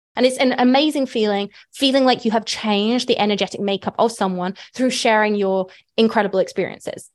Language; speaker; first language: English; native; English